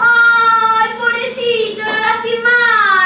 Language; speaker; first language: Spanish; native; Spanish